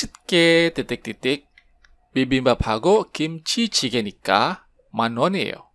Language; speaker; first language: Korean; non-native, fluent; Indonesian